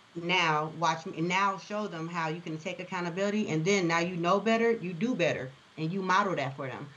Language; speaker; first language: English; native; English